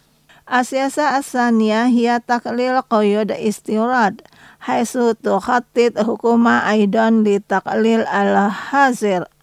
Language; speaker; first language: Arabic; non-native, fluent; Indonesian